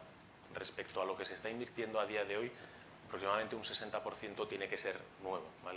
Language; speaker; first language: Spanish; native; Spanish